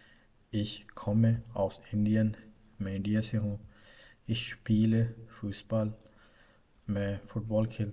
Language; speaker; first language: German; non-native, fluent; Urdu